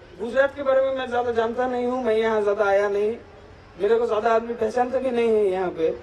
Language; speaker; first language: Hindi; non-native, local second language; Bangla